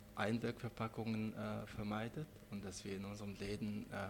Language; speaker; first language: German; non-native, fluent; Mongolian